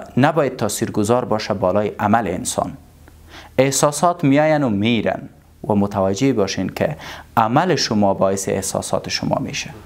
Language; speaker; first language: Persian; non-native, local second language; Pashto